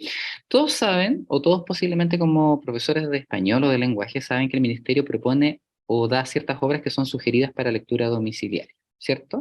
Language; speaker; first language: Spanish; native; Spanish